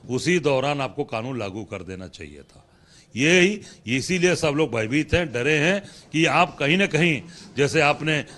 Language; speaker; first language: Hindi; native; Hindi